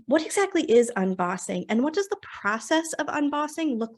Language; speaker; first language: English; native; English